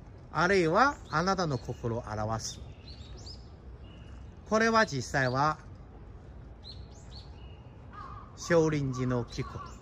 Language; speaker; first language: Japanese; non-native, fluent; Chinese